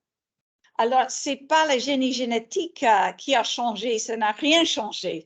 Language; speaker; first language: French; non-native, fluent; English